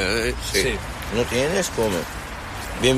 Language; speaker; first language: Spanish; non-native, learner; Arabic